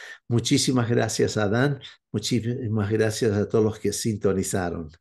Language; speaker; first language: Spanish; non-native, fluent; English